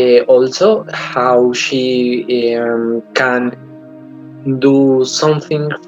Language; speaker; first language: English; non-native, learner; Spanish